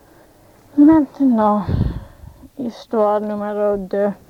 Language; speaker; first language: French; non-native, learner; English